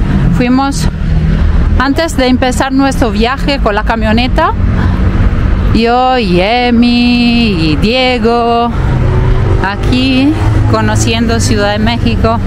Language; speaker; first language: Spanish; non-native, fluent; Italian